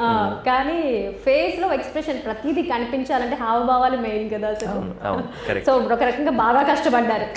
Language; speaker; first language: Telugu; native; Telugu